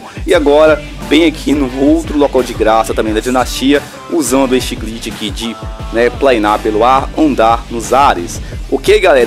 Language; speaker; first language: Portuguese; native; Portuguese